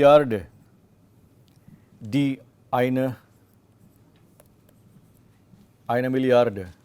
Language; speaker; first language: German; non-native, fluent; English